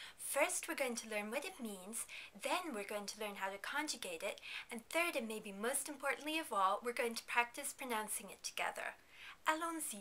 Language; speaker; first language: English; native; English